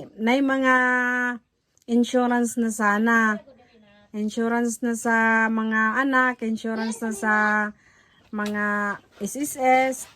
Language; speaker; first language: Filipino; non-native, local second language; Cebuano